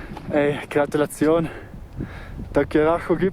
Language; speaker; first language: German; native; German